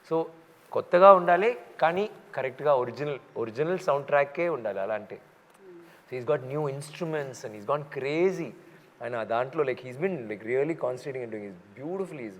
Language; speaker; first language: Telugu; non-native, local second language; Tamil